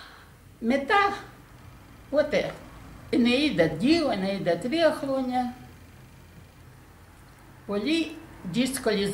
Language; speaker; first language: Greek; non-native, learner; Russian